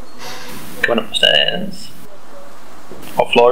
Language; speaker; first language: English; native; English